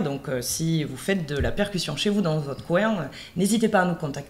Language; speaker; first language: French; native; French